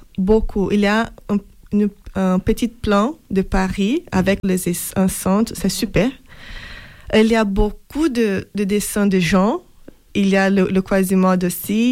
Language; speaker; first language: French; non-native, fluent; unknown